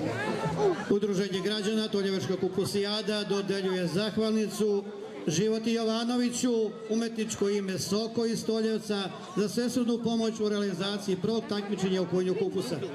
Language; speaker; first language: Bosnian; native; Bosnian